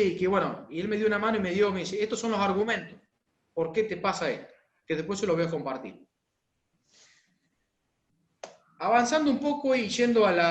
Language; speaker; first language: Spanish; native; Spanish